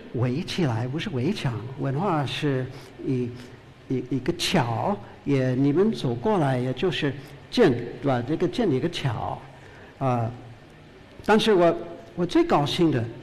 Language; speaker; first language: Chinese; non-native, fluent; English